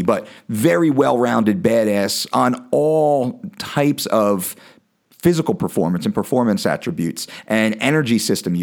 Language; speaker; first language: English; native; English